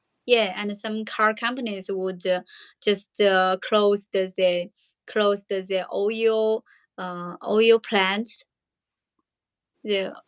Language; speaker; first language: English; non-native, learner; Chinese